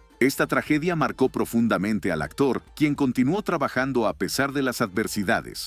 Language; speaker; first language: Spanish; native; Spanish